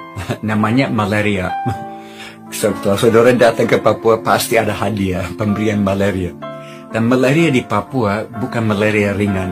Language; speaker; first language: Indonesian; non-native, fluent; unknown